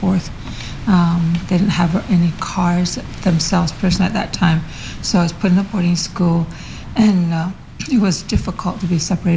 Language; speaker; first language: English; early bilingual, other home language; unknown